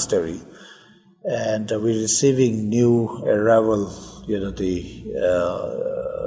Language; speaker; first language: English; non-native, local second language; Tibetan